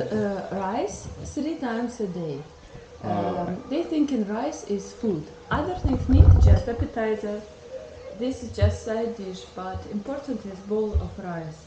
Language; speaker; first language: English; non-native, learner; Russian